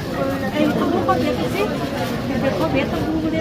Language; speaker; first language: French; non-native, learner; Thai